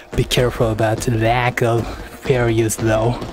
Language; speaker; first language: English; non-native, learner; Japanese